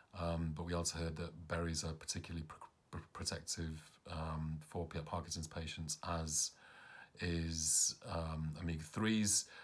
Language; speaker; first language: English; early bilingual, other home language; Punjabi